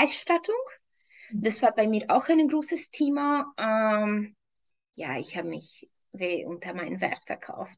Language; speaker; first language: German; non-native, fluent; Hungarian